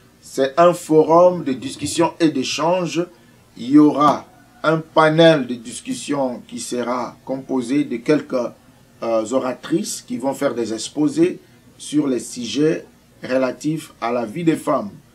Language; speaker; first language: French; non-native, local second language; Lingala